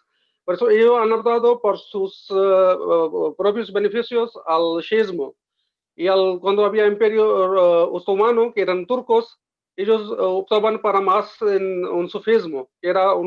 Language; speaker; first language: Spanish; non-native, fluent; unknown